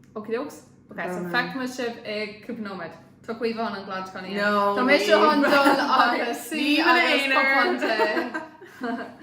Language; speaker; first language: Irish; non-native, local second language; English